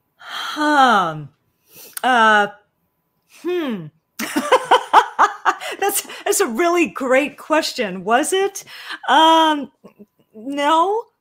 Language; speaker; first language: English; native; English